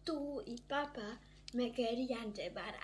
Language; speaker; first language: Spanish; early bilingual, heritage; German